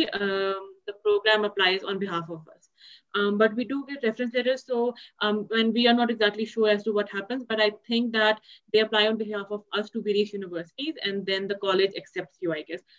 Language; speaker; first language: English; non-native, local second language; Urdu